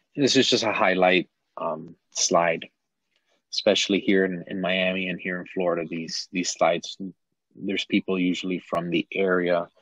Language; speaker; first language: English; native; English